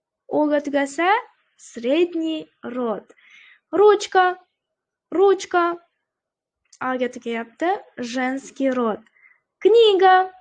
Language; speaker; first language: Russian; non-native, local second language; Uzbek